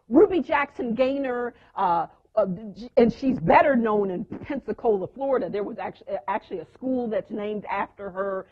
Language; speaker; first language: English; native; English